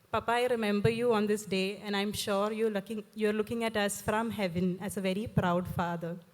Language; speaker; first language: Malayalam; native; Malayalam